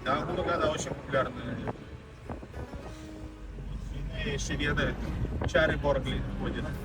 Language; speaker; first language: Russian; non-native, fluent; Latvian